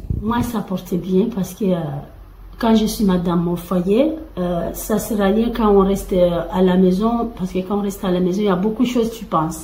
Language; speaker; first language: French; non-native, learner; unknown